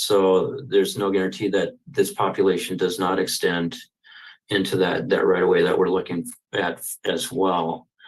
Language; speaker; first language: English; native; English